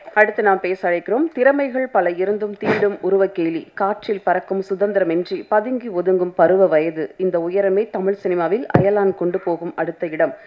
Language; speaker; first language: Tamil; native; Tamil